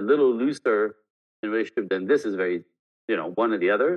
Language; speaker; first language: English; non-native, fluent; French